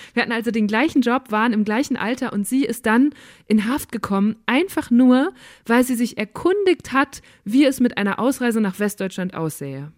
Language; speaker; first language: German; native; German